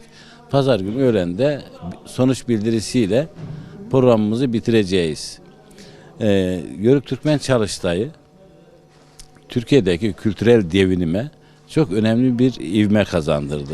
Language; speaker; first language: Turkish; native; Turkish